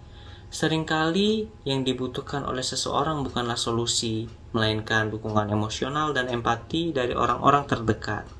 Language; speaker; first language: Indonesian; native; Indonesian